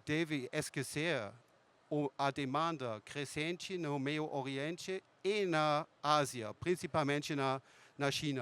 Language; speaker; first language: Portuguese; non-native, fluent; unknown